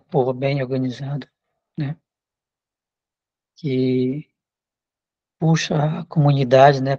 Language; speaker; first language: Portuguese; non-native, local second language; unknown